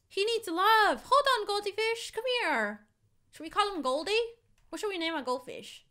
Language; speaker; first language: English; native; English